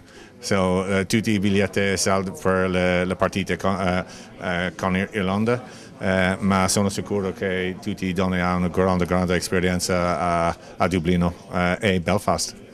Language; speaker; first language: Italian; non-native, learner; English